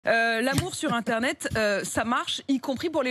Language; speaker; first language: French; native; French